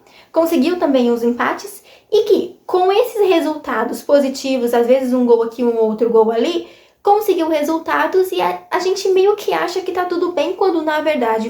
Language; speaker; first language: Portuguese; native; Portuguese